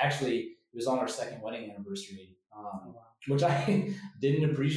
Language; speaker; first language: English; native; English